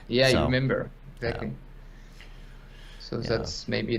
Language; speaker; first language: English; non-native, fluent; French